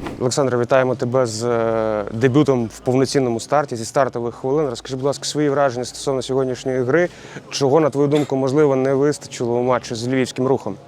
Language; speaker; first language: Ukrainian; native; Ukrainian